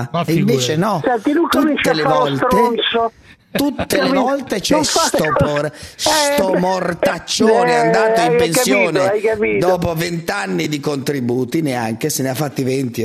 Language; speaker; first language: Italian; native; Italian